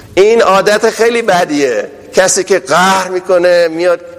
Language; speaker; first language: Persian; non-native, fluent; English